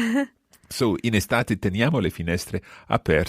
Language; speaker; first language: Italian; non-native, fluent; English